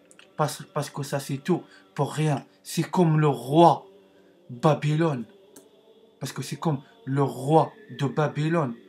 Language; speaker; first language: French; non-native, learner; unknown